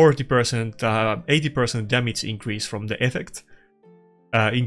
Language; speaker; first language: English; non-native, fluent; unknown